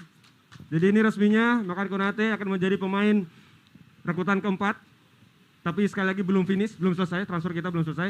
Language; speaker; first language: Indonesian; native; Indonesian